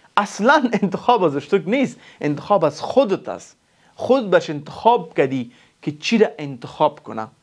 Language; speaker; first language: Persian; non-native, local second language; Pashto